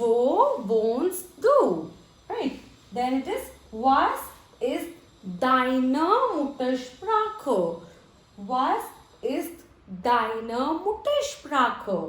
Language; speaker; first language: German; non-native, fluent; Hindi